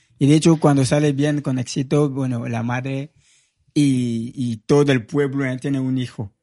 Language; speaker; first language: Spanish; non-native, fluent; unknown